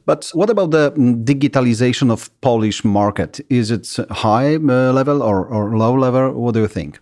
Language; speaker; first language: English; non-native, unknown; Polish